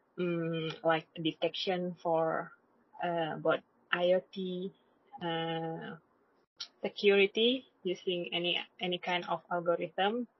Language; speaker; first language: English; non-native, learner; Indonesian